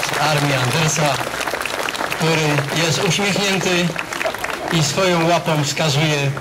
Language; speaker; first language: Polish; native; Polish